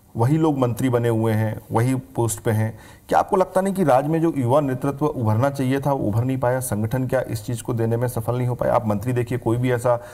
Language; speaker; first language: Hindi; native; Hindi